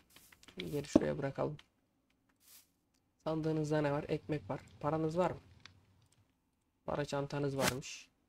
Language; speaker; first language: Turkish; native; Turkish